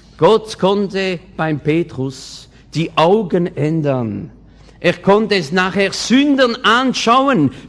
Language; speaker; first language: German; non-native, fluent; French